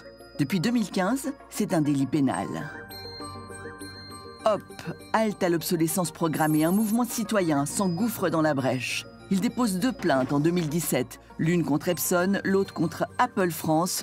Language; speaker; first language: French; native; French